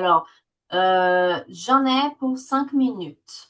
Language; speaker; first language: French; non-native, fluent; Portuguese